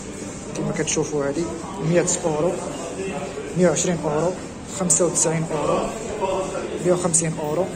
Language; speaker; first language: Arabic; native; Arabic